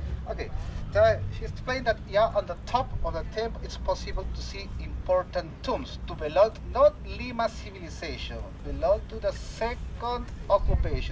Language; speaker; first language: English; non-native, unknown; Spanish